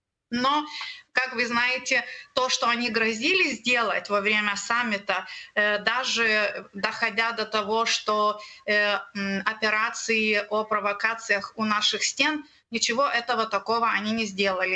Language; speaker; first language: Russian; non-native, fluent; Lithuanian